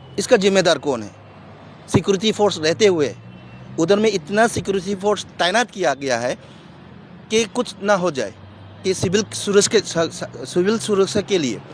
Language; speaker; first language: Hindi; non-native, local second language; Manipuri